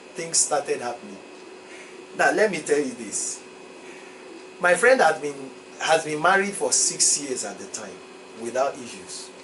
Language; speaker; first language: English; non-native, local second language; Yoruba